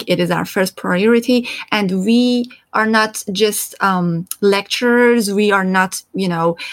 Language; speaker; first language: English; non-native, fluent; Persian